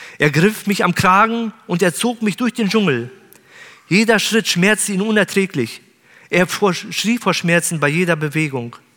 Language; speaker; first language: German; native; German